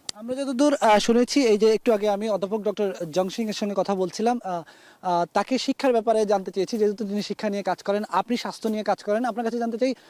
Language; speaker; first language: Bangla; native; Bangla